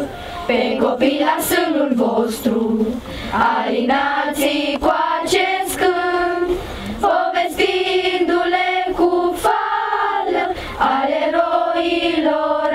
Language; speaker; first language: Romanian; native; Romanian